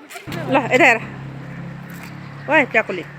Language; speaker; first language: Nepali; native; Nepali